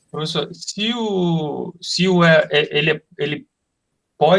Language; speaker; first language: Portuguese; native; Portuguese